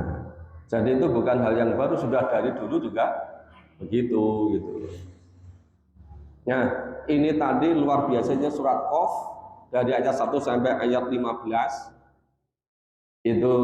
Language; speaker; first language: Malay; non-native, local second language; Javanese